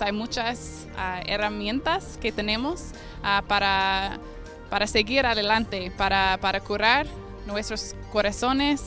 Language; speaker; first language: Spanish; non-native, fluent; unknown